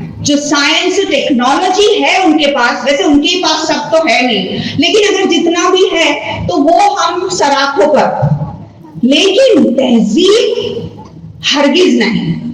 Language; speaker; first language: Urdu; native; Urdu